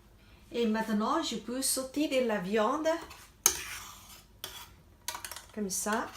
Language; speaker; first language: French; non-native, learner; Chinese